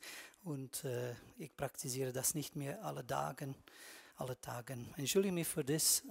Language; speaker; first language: German; non-native, learner; Dutch